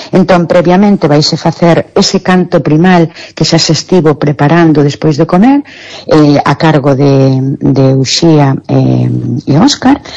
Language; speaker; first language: Galician; native; Galician